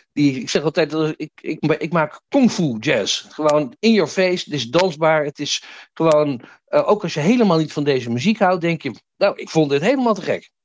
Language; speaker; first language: Dutch; native; Dutch